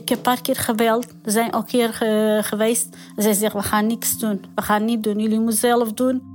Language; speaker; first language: Dutch; non-native, learner; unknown